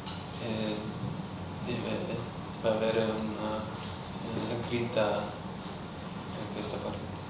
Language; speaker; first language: Italian; non-native, learner; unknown